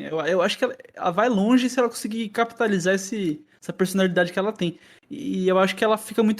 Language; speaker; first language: Portuguese; native; Portuguese